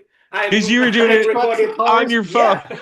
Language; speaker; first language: English; native; English